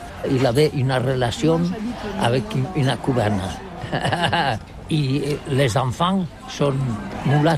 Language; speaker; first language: French; non-native, learner; Catalan